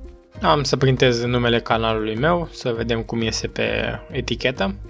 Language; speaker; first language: Romanian; native; Romanian